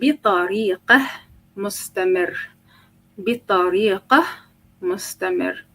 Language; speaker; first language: Arabic; non-native, fluent; English